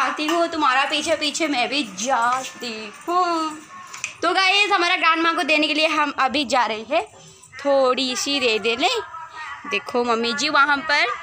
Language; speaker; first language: Hindi; non-native, local second language; Odia